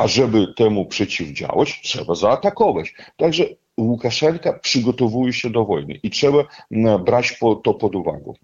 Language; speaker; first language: Polish; non-native, fluent; Russian